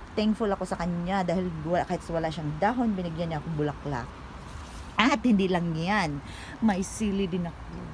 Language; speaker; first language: Filipino; non-native, local second language; Cebuano